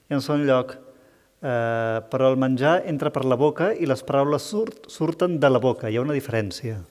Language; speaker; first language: Catalan; native; Catalan